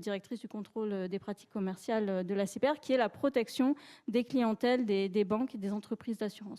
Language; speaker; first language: French; native; French